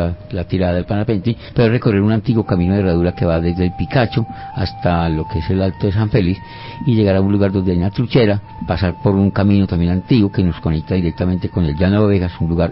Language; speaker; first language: Spanish; native; Spanish